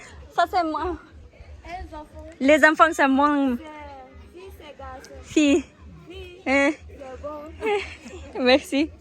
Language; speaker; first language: French; non-native, learner; Kazakh